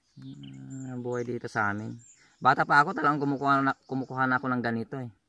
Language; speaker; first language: Filipino; non-native, local second language; Iloko